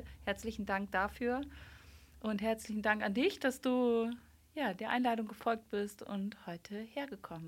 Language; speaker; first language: German; native; German